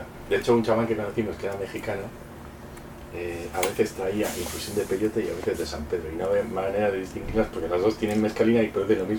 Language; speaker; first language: Spanish; native; Spanish